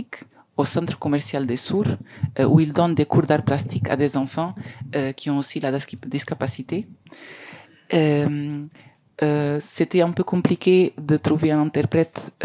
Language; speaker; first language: French; non-native, learner; Spanish